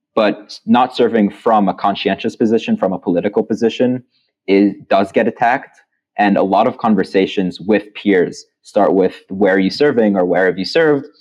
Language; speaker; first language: English; non-native, fluent; Hebrew